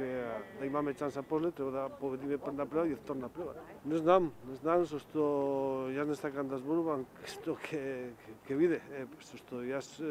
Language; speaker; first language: Macedonian; non-native, learner; Spanish